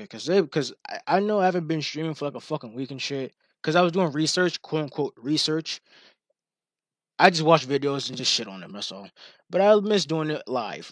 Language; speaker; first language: English; native; English